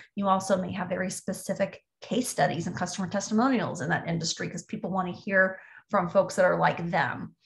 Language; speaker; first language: English; native; English